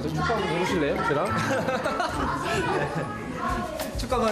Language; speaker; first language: Korean; native; Korean